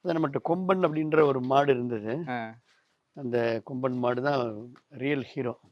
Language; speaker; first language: Tamil; native; Tamil